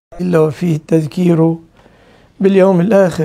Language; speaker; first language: Arabic; native; Arabic